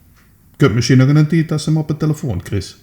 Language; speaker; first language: Dutch; native; Dutch